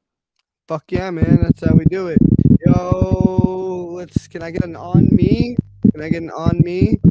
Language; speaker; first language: English; native; English